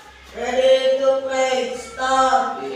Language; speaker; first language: English; non-native, learner; Indonesian